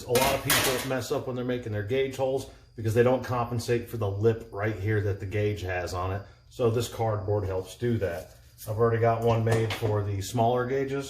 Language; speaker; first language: English; native; English